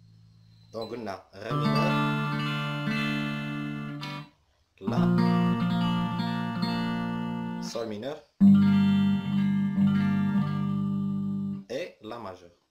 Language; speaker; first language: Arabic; native; Arabic